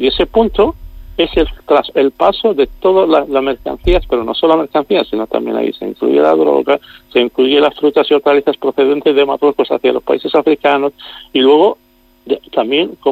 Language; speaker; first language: Spanish; non-native, local second language; Arabic